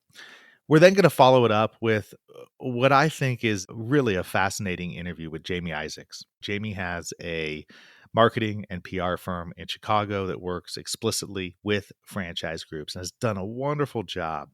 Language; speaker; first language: English; native; English